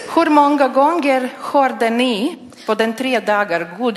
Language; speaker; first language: Swedish; non-native, learner; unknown